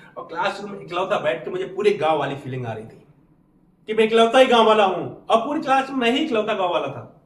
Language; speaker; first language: Hindi; native; Hindi